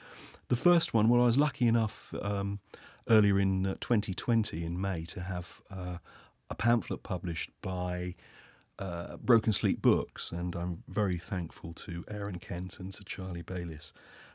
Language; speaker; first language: English; native; English